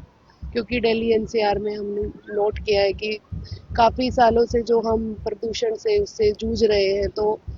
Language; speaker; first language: Hindi; native; Hindi